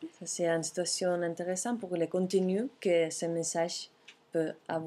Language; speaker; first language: French; non-native, fluent; Catalan